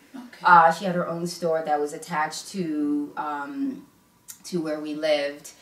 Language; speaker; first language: English; early bilingual, other home language; Igbo